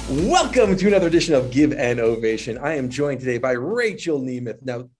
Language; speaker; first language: English; native; English